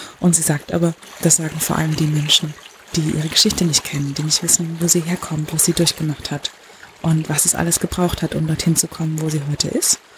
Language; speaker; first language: German; native; German